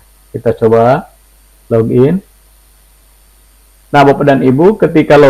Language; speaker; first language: Indonesian; native; Indonesian